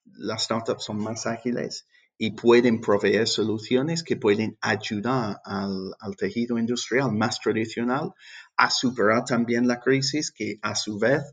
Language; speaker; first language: Spanish; non-native, fluent; English